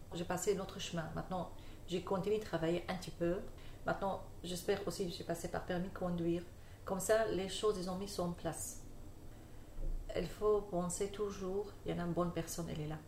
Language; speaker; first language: French; non-native, learner; Arabic